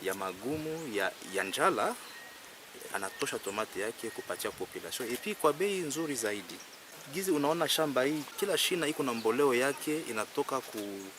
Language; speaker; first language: Swahili; native; Swahili